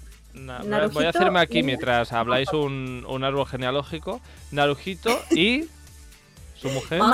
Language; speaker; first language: Spanish; native; Spanish